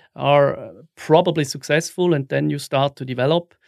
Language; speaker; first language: English; non-native, fluent; German